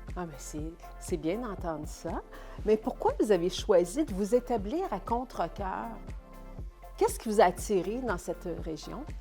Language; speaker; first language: French; native; French